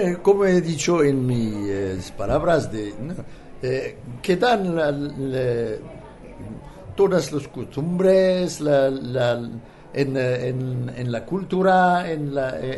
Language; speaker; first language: Spanish; non-native, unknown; French